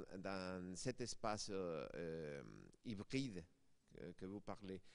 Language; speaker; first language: French; non-native, fluent; Spanish